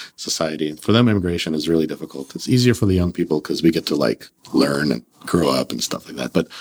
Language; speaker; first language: English; early bilingual, other home language; Russian